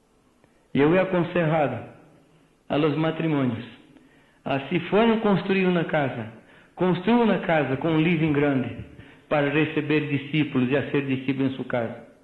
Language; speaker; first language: Spanish; non-native, fluent; Portuguese